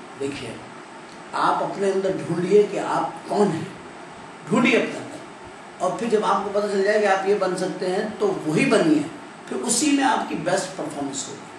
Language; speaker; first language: Urdu; native; Urdu